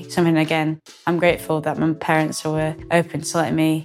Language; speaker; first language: English; native; English